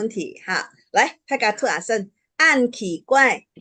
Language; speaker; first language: Chinese; early bilingual, heritage; Chinese